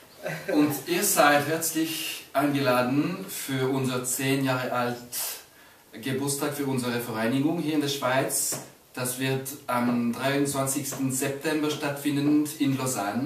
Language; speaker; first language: German; non-native, local second language; French